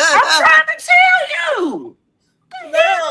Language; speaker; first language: English; native; English